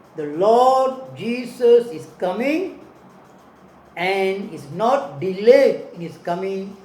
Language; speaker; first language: English; non-native, local second language; Tamil